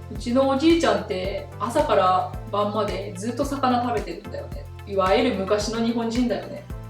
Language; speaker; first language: Japanese; native; Japanese